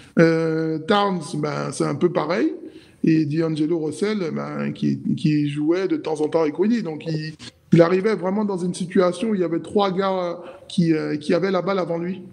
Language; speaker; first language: French; native; French